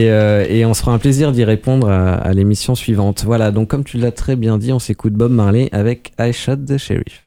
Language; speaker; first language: French; native; French